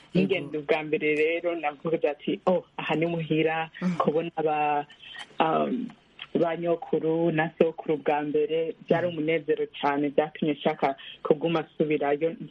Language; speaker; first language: Rundi; early bilingual, heritage; Rundi